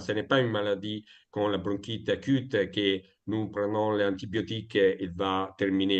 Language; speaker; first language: French; non-native, learner; Italian